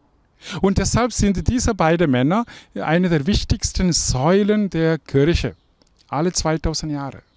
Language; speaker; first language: German; non-native, fluent; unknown